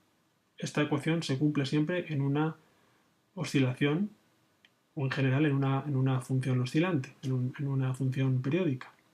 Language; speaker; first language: Spanish; native; Spanish